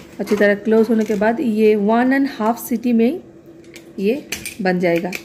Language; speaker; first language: Hindi; non-native, local second language; Bangla